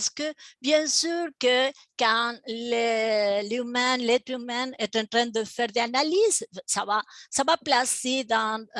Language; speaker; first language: French; non-native, fluent; Spanish